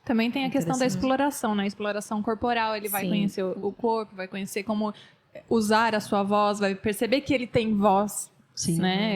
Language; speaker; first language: Portuguese; native; Portuguese